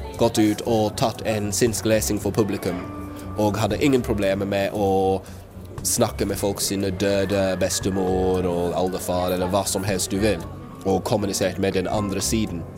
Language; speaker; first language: Norwegian; non-native, fluent; English